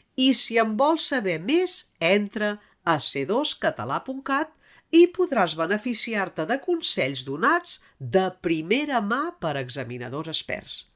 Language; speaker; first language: Catalan; native; Catalan